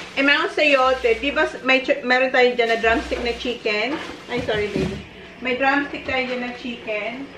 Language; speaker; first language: Filipino; non-native, local second language; Bikol